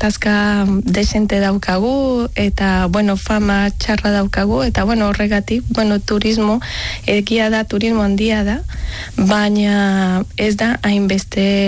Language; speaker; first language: Basque; non-native, learner; Spanish